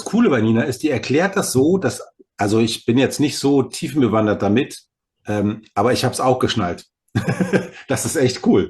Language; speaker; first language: German; native; German